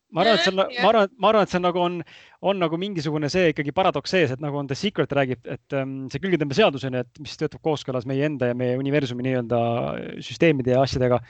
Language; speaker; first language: Estonian; native; Estonian